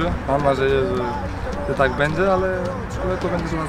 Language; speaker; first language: Polish; non-native, learner; Spanish